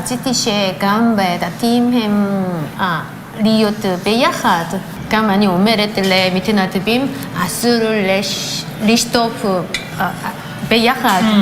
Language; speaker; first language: Hebrew; non-native, learner; Korean